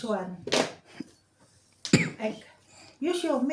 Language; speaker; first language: English; non-native, learner; Filipino